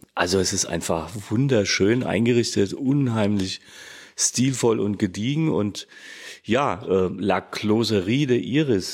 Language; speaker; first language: German; native; German